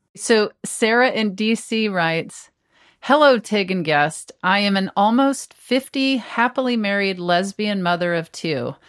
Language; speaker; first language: English; native; English